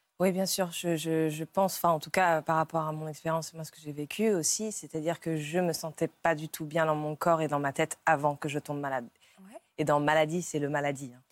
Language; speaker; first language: French; native; French